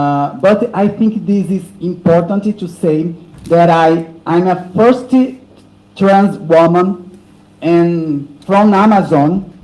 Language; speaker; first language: English; non-native, learner; Portuguese